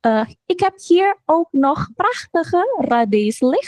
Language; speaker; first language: Dutch; non-native, fluent; Indonesian